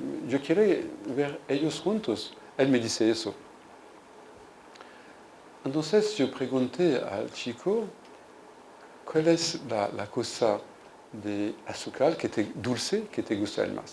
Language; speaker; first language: Spanish; non-native, fluent; French